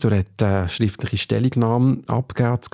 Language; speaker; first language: German; native; German